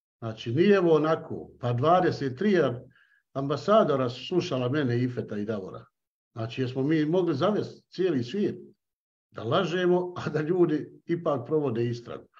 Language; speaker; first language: Bosnian; native; Bosnian